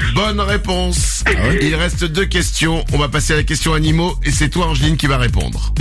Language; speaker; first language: French; native; French